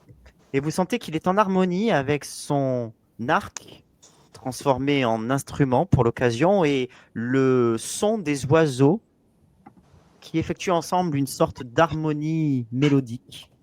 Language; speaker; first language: French; native; French